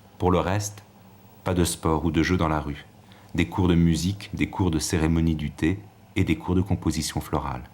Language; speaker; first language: French; native; French